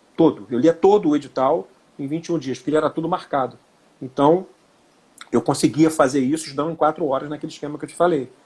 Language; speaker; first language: Portuguese; native; Portuguese